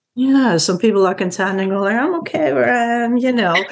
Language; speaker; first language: English; non-native, fluent; Dutch